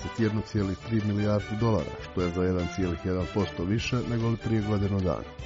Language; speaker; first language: Croatian; native; Croatian